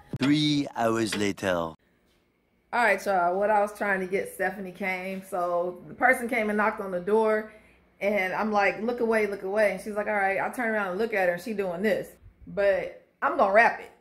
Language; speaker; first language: English; native; English